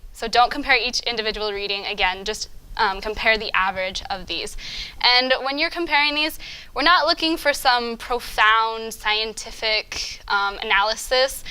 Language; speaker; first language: English; native; English